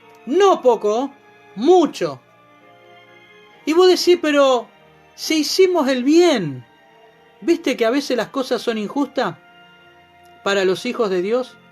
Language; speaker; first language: Spanish; native; Spanish